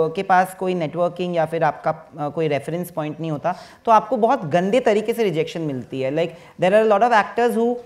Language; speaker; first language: Hindi; non-native, local second language; Bangla